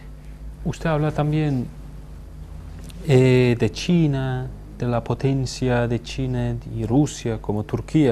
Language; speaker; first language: Spanish; non-native, fluent; Turkish